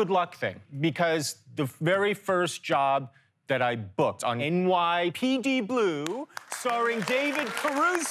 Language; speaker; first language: English; native; English